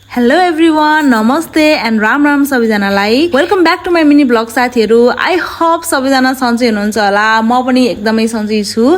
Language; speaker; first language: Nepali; non-native, local second language; Dangaura Tharu